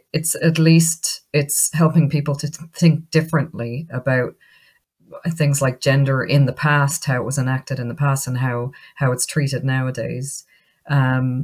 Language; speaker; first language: English; native; English